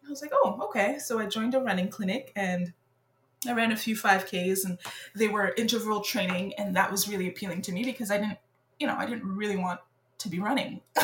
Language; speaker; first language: English; non-native, fluent; French